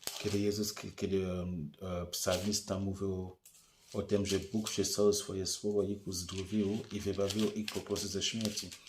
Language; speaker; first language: Polish; non-native, fluent; French